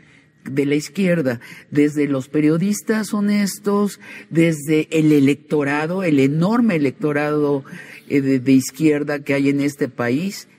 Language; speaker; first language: Spanish; native; Spanish